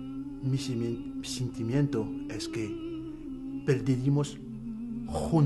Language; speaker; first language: Spanish; non-native, fluent; Arabic